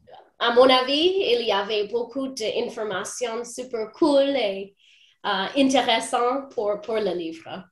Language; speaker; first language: French; non-native, fluent; English